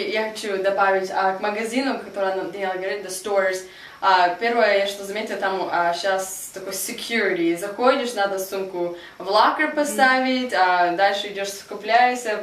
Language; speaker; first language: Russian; early bilingual, heritage; Russian